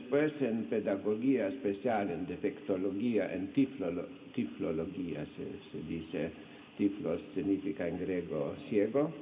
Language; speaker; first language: Spanish; non-native, fluent; Slovenian